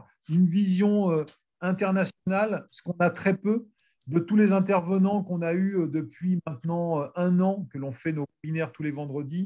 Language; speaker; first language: French; native; French